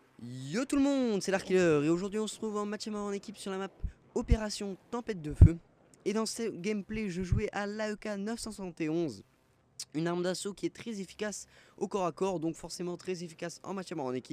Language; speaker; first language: French; native; French